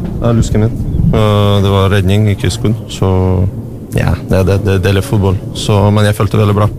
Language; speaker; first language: Norwegian; non-native, learner; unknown